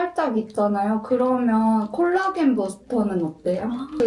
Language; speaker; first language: Korean; native; Korean